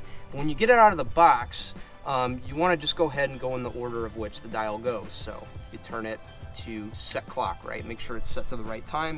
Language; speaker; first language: English; native; English